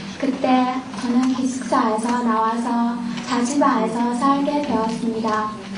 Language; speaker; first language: Korean; non-native, fluent; Chinese